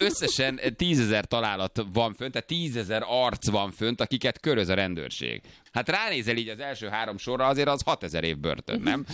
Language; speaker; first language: Hungarian; native; Hungarian